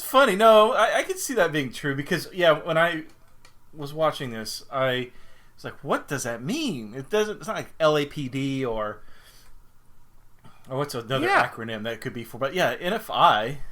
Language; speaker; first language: English; native; English